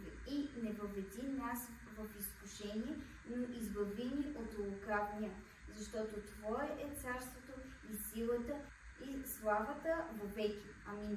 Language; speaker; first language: Bulgarian; native; Bulgarian